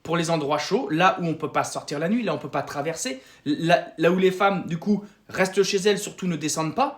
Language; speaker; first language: French; native; French